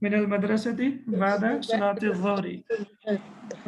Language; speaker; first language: Arabic; non-native, fluent; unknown